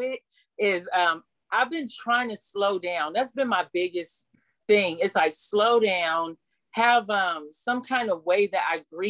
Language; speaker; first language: English; native; English